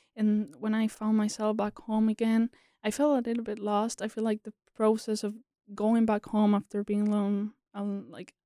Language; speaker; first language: English; non-native, fluent; Spanish